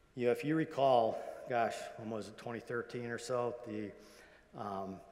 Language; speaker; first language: English; native; English